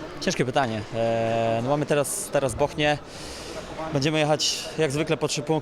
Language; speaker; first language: Polish; native; Polish